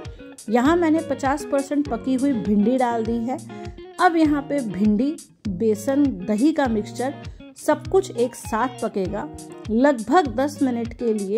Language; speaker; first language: Hindi; native; Hindi